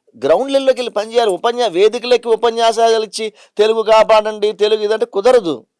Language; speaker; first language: Telugu; native; Telugu